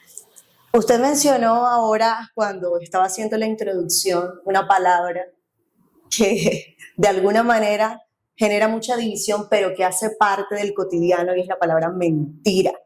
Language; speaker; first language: Spanish; native; Spanish